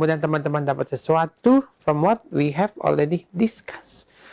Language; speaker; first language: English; non-native, fluent; Indonesian